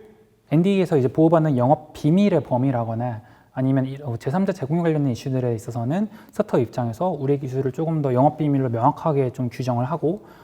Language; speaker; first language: Korean; native; Korean